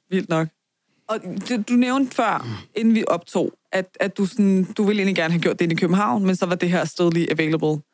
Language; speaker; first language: Danish; early bilingual, other home language; Persian